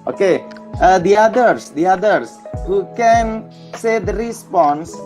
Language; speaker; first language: English; non-native, learner; Indonesian